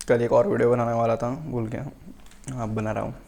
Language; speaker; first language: Hindi; non-native, local second language; Marathi